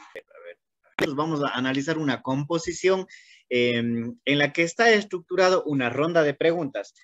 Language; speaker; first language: Spanish; native; Spanish